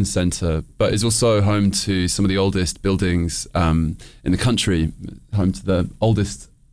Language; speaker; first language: English; native; English